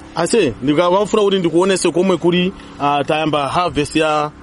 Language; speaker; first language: Nyanja; non-native, local second language; Tumbuka